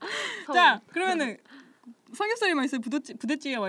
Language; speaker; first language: Korean; native; Korean